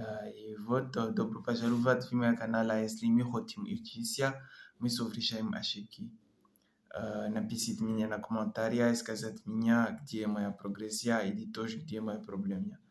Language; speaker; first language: Russian; non-native, learner; French